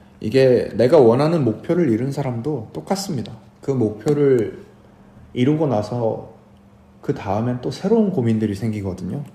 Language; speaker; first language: Korean; native; Korean